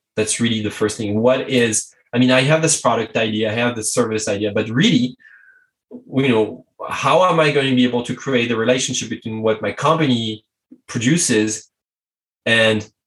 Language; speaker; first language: English; non-native, fluent; French